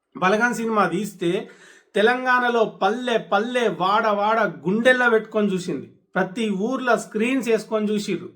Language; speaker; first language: Telugu; native; Telugu